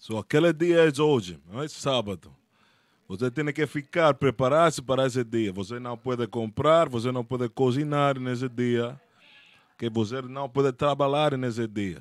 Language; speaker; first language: Portuguese; non-native, fluent; Spanish